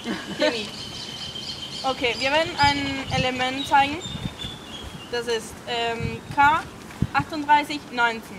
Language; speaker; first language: German; non-native, learner; Spanish